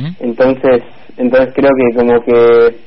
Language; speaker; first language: Spanish; native; Spanish